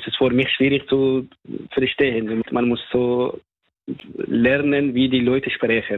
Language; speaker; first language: German; non-native, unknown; Persian